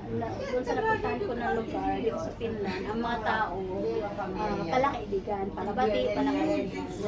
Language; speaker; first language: Filipino; non-native, local second language; Cebuano